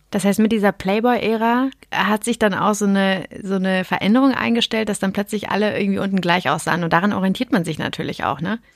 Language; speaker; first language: German; native; German